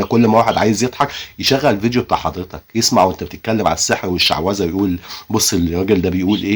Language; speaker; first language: Arabic; native; Arabic